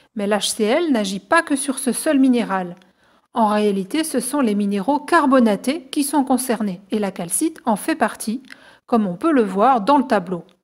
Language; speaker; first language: French; native; French